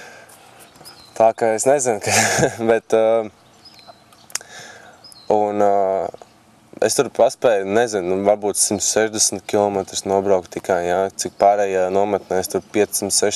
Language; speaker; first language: Latvian; native; Latvian